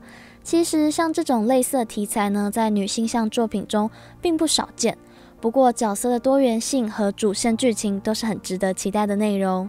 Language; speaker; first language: Chinese; native; Chinese